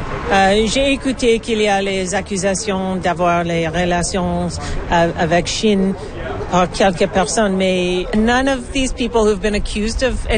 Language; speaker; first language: French; non-native, learner; English